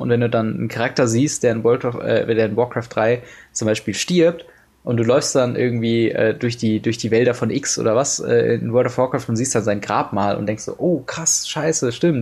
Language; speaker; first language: German; native; German